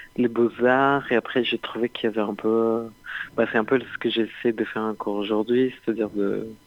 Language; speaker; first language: French; non-native, fluent; Spanish